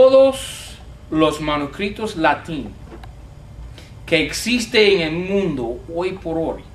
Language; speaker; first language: Spanish; non-native, fluent; English